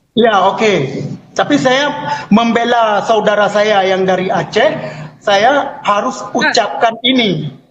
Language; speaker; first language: Indonesian; non-native, local second language; Achinese